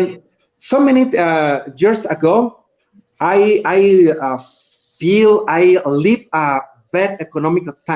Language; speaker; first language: English; non-native, learner; Spanish